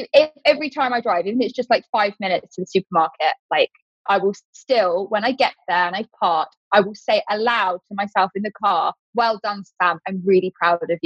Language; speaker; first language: English; native; English